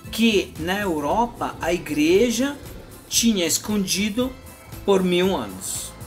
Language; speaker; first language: Portuguese; non-native, fluent; Italian